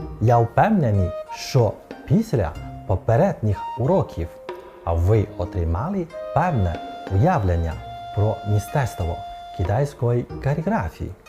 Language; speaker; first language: Ukrainian; non-native, fluent; Chinese